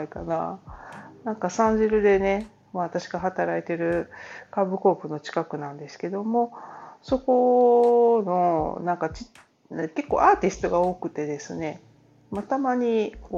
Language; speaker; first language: Japanese; native; Japanese